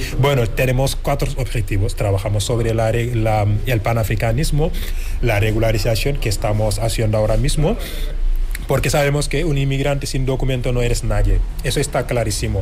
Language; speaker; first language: Spanish; non-native, fluent; Wolof